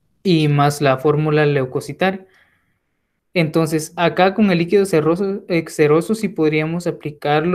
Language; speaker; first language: Spanish; native; Spanish